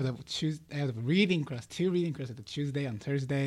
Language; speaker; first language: English; non-native, learner; Japanese